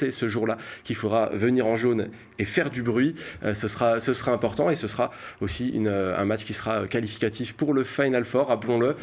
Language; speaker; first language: French; native; French